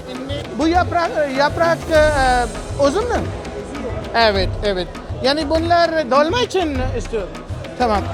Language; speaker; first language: Turkish; non-native, learner; Urdu